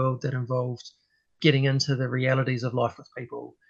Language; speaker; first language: English; native; English